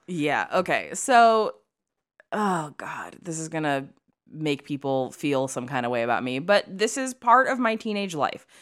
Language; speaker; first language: English; native; English